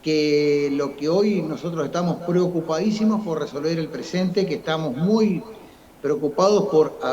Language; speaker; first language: Spanish; native; Spanish